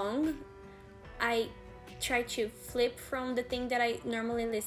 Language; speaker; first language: English; non-native, fluent; Portuguese